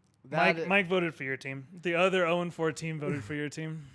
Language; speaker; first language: English; native; English